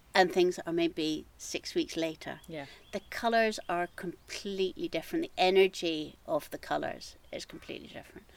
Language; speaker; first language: English; native; English